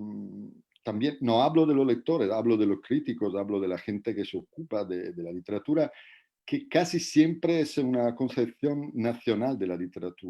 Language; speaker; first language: Spanish; non-native, fluent; Italian